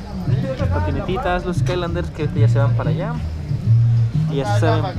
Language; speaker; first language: Spanish; native; Spanish